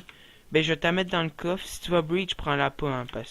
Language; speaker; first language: French; native; French